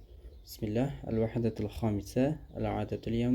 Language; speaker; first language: Arabic; non-native, fluent; Uzbek